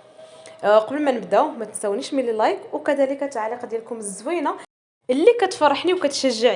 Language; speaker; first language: Arabic; native; Arabic